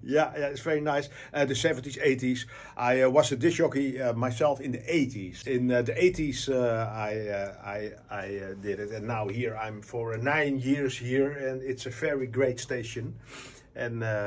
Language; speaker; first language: English; non-native, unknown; Dutch